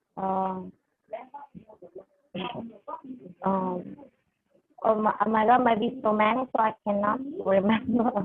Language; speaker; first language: English; non-native, learner; Vietnamese